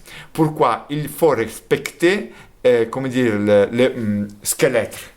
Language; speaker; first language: French; non-native, fluent; Italian